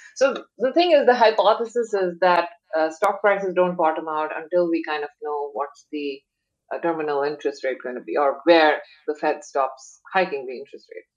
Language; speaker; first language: English; non-native, local second language; Hindi